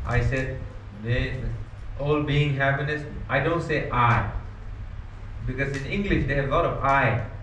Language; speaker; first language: English; non-native, learner; Nepali